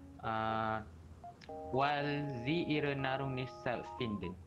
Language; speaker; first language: German; non-native, learner; Malay